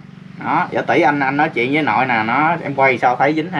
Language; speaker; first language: Vietnamese; native; Vietnamese